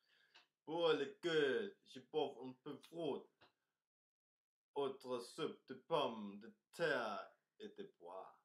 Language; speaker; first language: French; non-native, learner; Danish